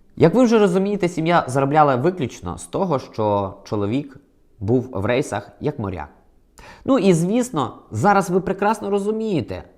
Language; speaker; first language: Ukrainian; native; Ukrainian